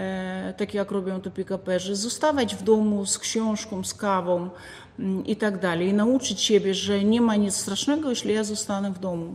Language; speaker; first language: Polish; non-native, fluent; Ukrainian